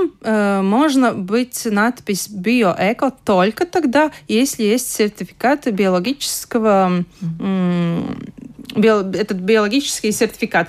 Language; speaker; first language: Russian; non-native, local second language; Latvian